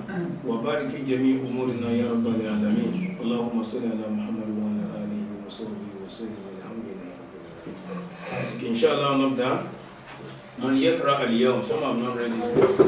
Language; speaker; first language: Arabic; non-native, fluent; Malay